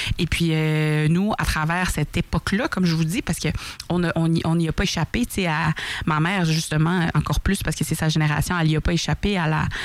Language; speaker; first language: French; native; French